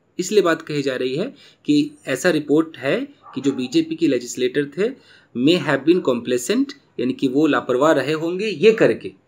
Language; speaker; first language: Hindi; native; Hindi